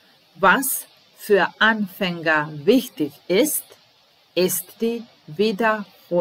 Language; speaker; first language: German; non-native, fluent; Serbian